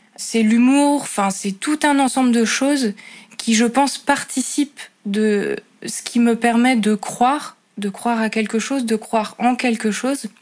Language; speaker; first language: French; native; French